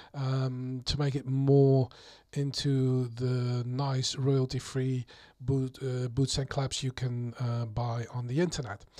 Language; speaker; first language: English; non-native, fluent; Dutch